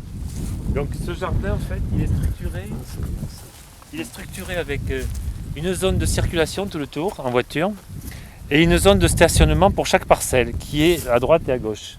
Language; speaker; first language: French; native; French